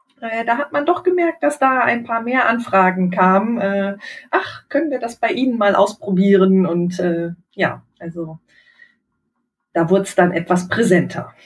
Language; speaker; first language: German; native; German